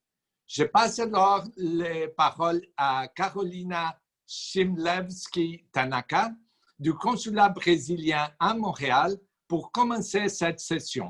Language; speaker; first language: French; non-native, fluent; Portuguese